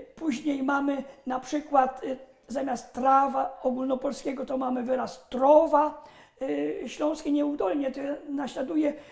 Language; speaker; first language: Polish; native; Polish